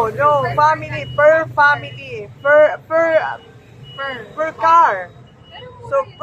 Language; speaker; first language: English; non-native, local second language; Filipino